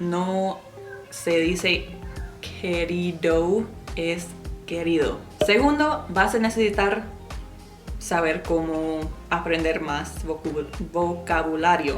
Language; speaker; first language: Spanish; non-native, fluent; English